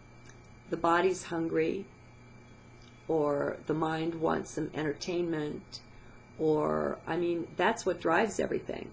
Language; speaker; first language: English; native; English